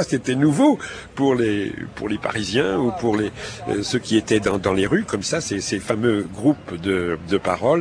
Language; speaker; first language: French; native; French